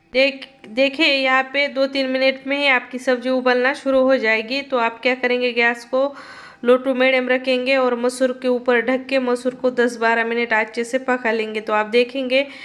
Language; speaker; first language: Hindi; non-native, local second language; Marathi